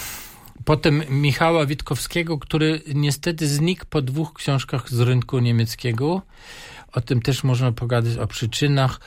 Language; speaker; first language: Polish; non-native, fluent; German